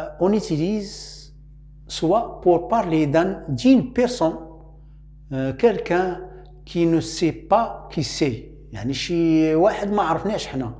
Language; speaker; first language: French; non-native, local second language; Arabic